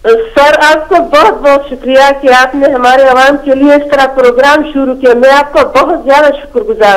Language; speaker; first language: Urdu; non-native, local second language; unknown